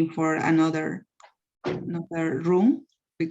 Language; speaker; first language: English; non-native, learner; Spanish